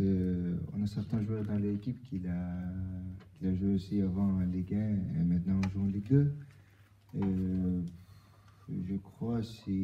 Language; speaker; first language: French; non-native, learner; Albanian